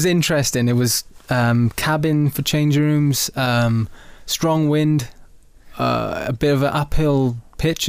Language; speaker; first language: English; native; English